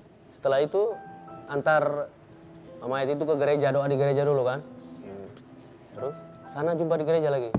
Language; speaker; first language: Indonesian; native; Indonesian